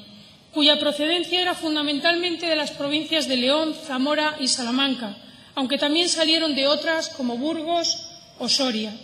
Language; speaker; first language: Spanish; native; Spanish